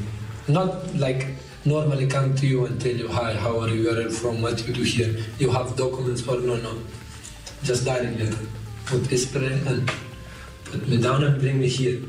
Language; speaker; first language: English; non-native, learner; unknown